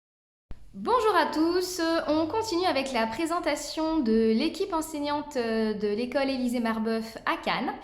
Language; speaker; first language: French; native; French